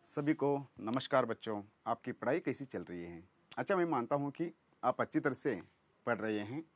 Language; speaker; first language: Hindi; non-native, local second language; Kannada